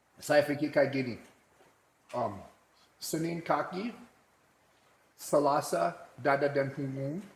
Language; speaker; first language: Indonesian; non-native, fluent; English